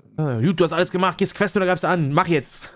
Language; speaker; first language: German; native; German